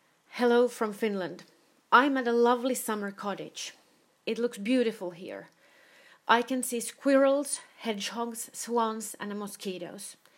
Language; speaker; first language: English; non-native, fluent; Finnish